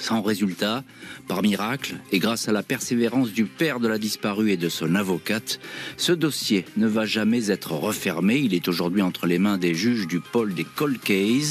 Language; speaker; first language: French; native; French